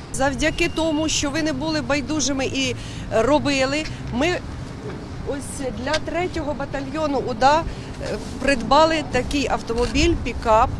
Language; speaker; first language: Ukrainian; native; Ukrainian